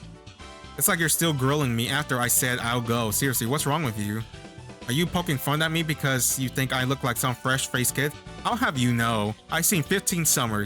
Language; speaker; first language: English; native; English